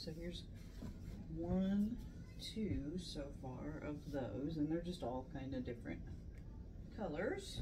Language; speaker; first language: English; native; English